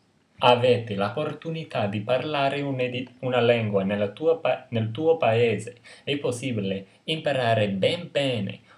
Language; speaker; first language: Italian; non-native, fluent; English